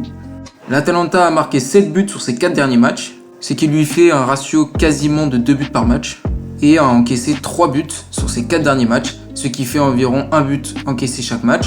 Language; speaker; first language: French; native; French